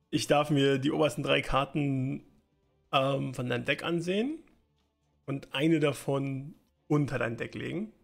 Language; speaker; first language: German; native; German